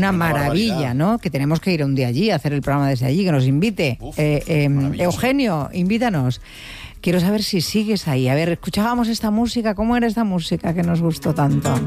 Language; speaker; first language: Spanish; native; Spanish